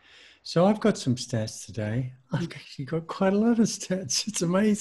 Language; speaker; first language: English; native; English